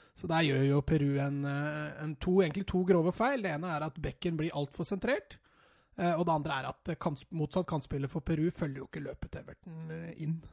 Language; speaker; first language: Norwegian; native; Norwegian